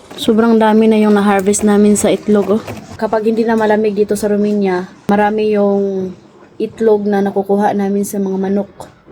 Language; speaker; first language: Filipino; non-native, local second language; Cebuano